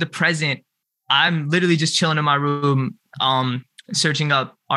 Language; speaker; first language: English; native; English